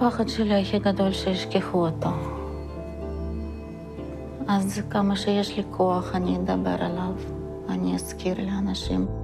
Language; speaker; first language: Hebrew; non-native, fluent; Russian